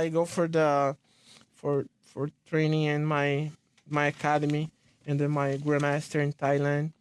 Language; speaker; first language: English; non-native, learner; Portuguese